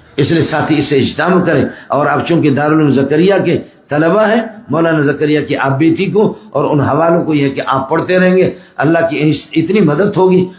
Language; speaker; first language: Urdu; non-native, local second language; Baluchi